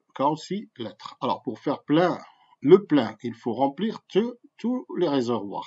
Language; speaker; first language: French; non-native, local second language; Arabic